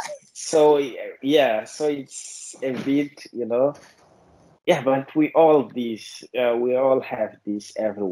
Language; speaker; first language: English; non-native, fluent; Portuguese